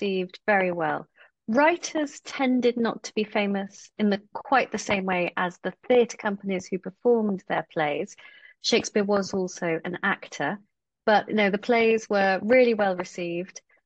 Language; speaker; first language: English; native; English